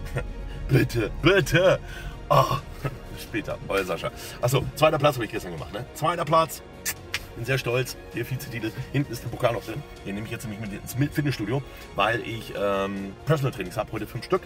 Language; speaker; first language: German; native; German